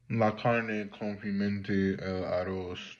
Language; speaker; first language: Spanish; non-native, learner; English